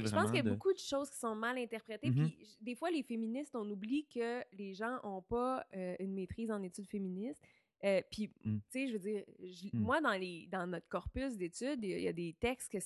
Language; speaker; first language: French; native; French